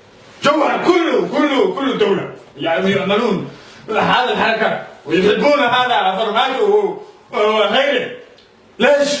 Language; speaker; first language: Arabic; non-native, learner; Somali